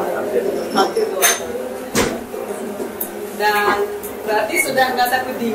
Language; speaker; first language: Indonesian; non-native, fluent; Russian